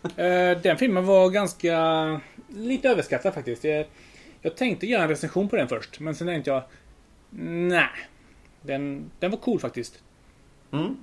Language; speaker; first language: Swedish; early bilingual, other home language; Spanish